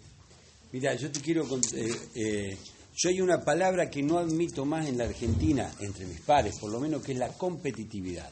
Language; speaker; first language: Spanish; native; Spanish